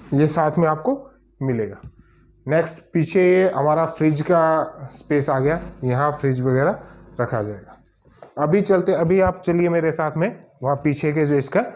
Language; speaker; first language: Hindi; native; Hindi